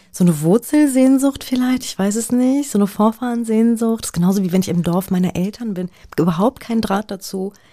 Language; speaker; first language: German; native; German